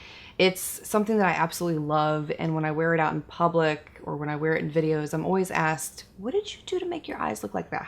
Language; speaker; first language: English; native; English